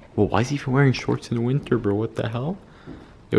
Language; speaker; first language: English; native; English